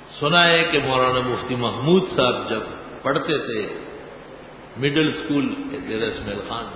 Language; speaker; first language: Urdu; non-native, local second language; Pashto